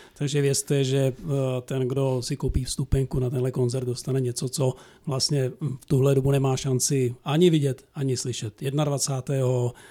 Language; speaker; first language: Czech; native; Czech